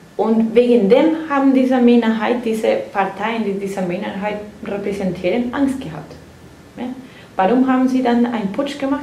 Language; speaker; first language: German; non-native, fluent; Spanish